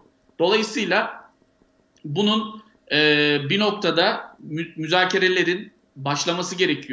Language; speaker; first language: Turkish; native; Turkish